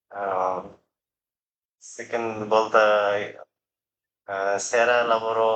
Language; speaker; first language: Italian; non-native, learner; Bangla